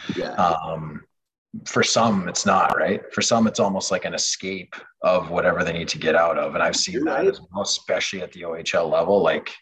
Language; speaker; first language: English; non-native, fluent; French